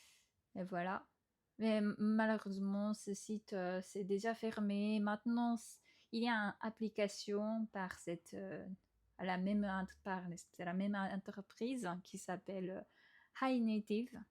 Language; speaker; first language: French; non-native, fluent; Japanese